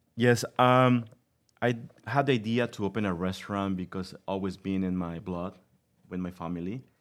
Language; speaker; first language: English; non-native, fluent; Spanish